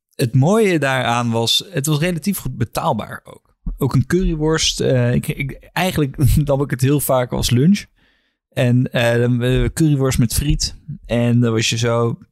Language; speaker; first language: Dutch; native; Dutch